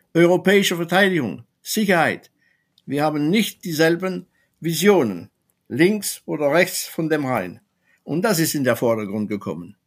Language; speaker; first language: German; non-native, fluent; French